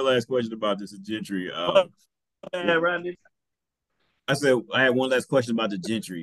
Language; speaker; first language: English; native; English